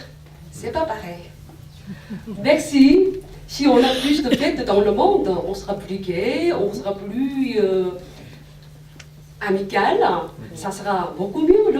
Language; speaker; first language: French; non-native, fluent; Korean